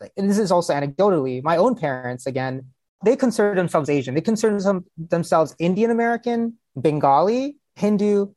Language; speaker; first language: English; early bilingual, other home language; Hindi